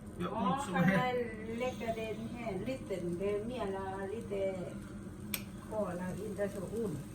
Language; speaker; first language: Swedish; non-native, learner; Thai